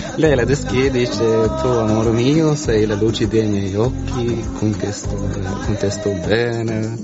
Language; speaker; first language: Italian; non-native, fluent; Arabic